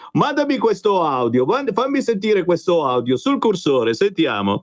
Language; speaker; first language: Italian; native; Italian